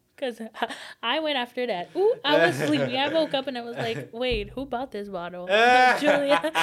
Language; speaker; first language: English; non-native, fluent; Portuguese